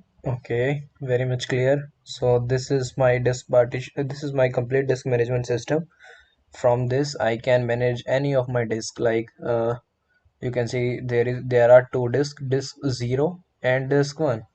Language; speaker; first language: English; non-native, local second language; Hindi